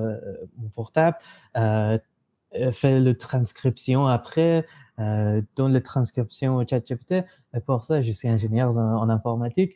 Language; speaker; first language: French; non-native, fluent; English